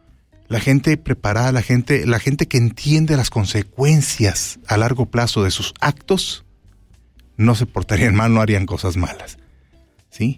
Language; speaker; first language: Spanish; native; Spanish